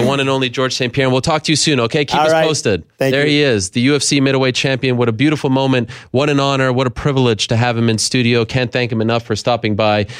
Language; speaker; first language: English; native; English